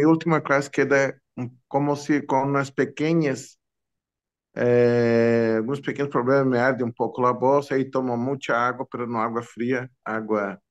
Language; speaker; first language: Spanish; non-native, fluent; Portuguese